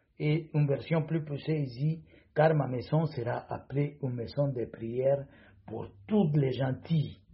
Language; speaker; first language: French; non-native, fluent; Spanish